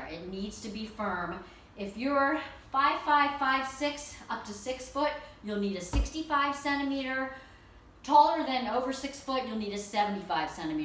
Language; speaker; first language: English; native; English